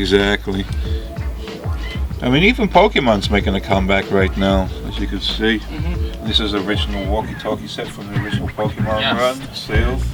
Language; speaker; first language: English; non-native, fluent; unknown